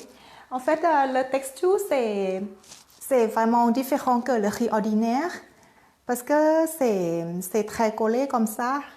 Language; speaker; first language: French; non-native, learner; Thai